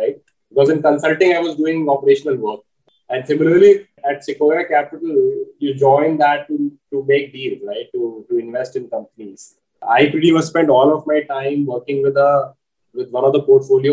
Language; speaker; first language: English; non-native, local second language; Hindi